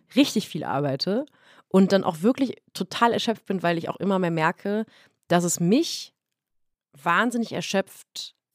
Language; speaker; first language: German; native; German